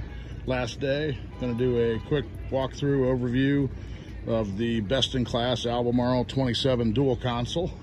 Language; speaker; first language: English; native; English